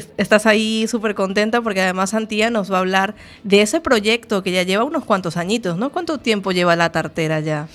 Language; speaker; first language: Spanish; native; Spanish